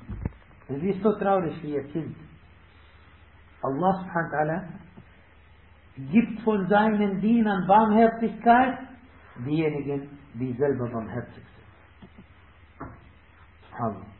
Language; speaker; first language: German; non-native, fluent; Arabic